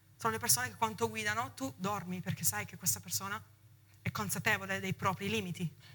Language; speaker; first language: Italian; early bilingual, heritage; Italian